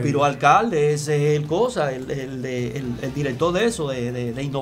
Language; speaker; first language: Spanish; native; Spanish